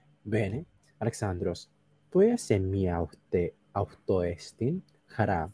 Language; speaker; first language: Greek; non-native, learner; English